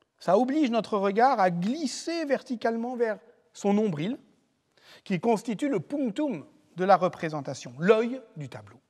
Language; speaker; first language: French; native; French